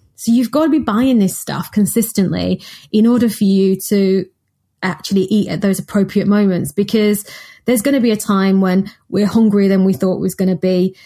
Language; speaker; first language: English; native; English